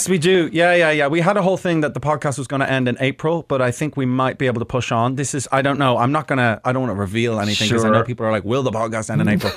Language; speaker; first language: English; native; English